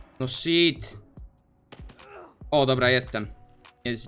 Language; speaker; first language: Polish; native; Polish